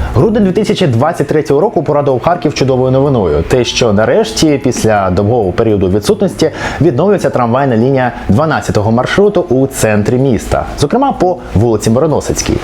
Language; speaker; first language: Ukrainian; non-native, local second language; Russian